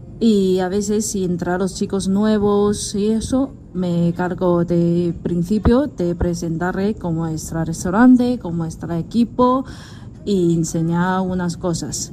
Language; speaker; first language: Spanish; non-native, learner; Chinese